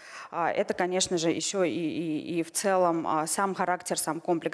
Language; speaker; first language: Russian; native; Russian